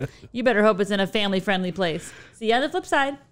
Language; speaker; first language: English; native; English